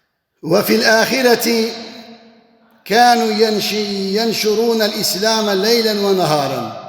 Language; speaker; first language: Arabic; non-native, fluent; Kurdish